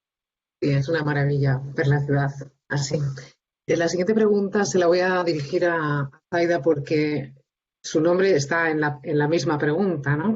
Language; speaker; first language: Spanish; native; Spanish